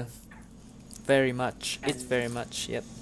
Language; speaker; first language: English; non-native, learner; Vietnamese